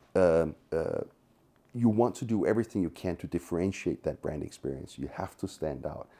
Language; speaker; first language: English; non-native, fluent; Danish